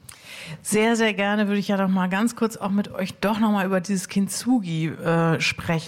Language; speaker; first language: German; native; German